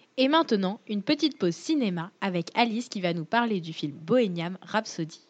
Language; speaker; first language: French; native; French